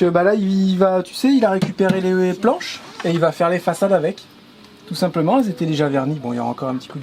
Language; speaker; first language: French; native; French